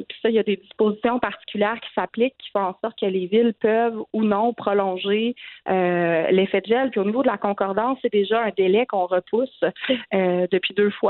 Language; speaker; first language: French; native; French